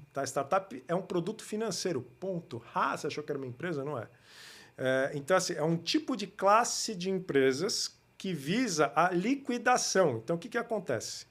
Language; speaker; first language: Portuguese; native; Portuguese